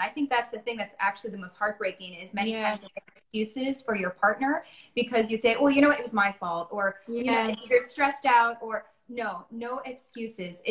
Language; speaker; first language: English; native; English